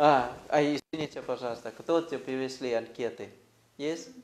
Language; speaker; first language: Russian; non-native, learner; Thai